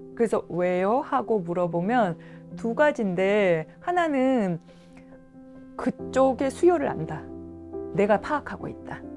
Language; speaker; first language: Korean; native; Korean